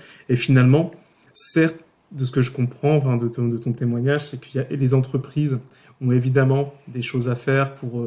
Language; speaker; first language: French; native; French